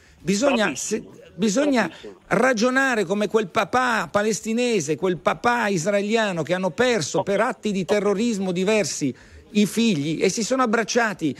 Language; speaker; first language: Italian; native; Italian